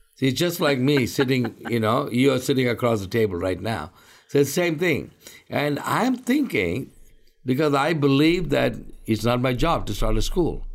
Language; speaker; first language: English; non-native, local second language; Malayalam